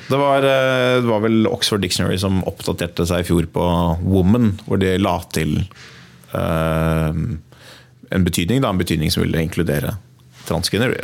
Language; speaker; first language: Norwegian; native; Norwegian